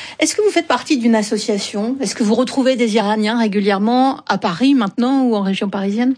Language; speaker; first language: French; native; French